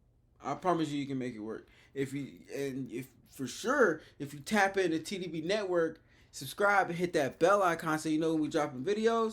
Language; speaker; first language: English; native; English